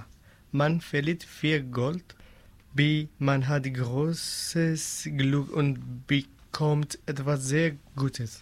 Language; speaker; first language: German; non-native, learner; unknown